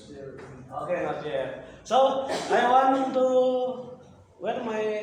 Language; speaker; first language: English; non-native, learner; Indonesian